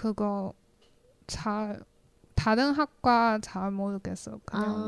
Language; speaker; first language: Korean; non-native, learner; Chinese